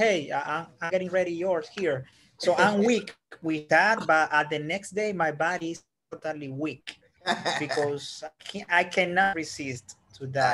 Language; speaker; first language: English; non-native, learner; Spanish